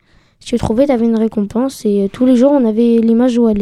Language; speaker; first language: French; native; French